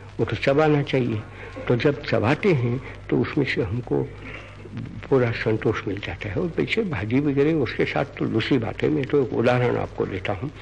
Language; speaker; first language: Hindi; non-native, local second language; Gujarati